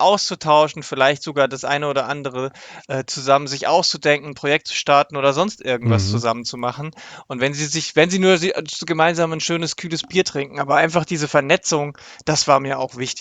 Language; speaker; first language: German; native; German